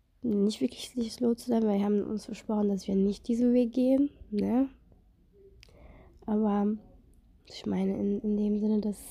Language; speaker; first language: German; non-native, fluent; Russian